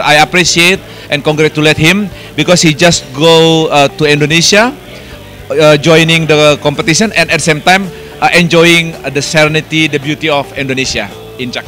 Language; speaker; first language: English; non-native, fluent; Indonesian